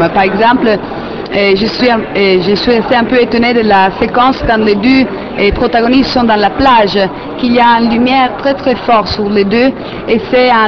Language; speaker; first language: French; non-native, fluent; Italian